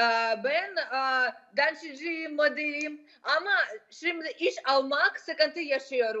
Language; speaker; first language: Turkish; non-native, learner; Russian